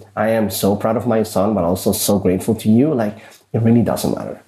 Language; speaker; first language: English; early bilingual, other home language; Spanish